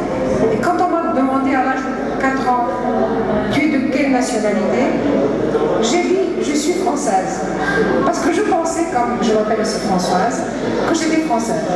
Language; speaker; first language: French; early bilingual, heritage; Greek